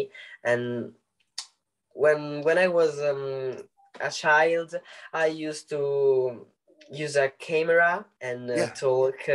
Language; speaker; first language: English; non-native, learner; Italian